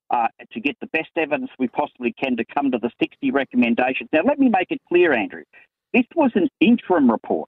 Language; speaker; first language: English; native; English